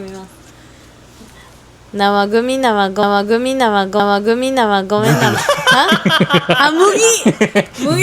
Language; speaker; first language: Japanese; non-native, learner; Filipino